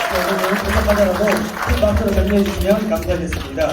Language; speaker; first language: Korean; native; Korean